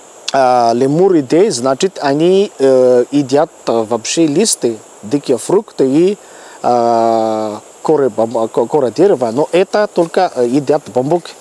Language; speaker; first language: Russian; non-native, learner; Malagasy